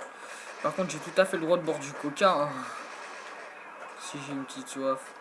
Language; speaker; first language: French; native; French